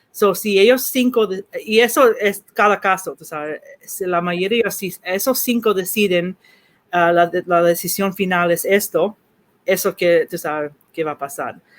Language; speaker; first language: Spanish; early bilingual, heritage; Spanish